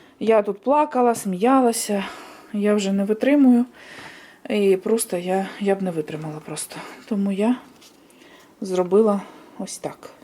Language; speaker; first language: Ukrainian; native; Ukrainian